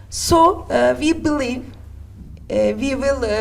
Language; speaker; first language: English; non-native, learner; Turkish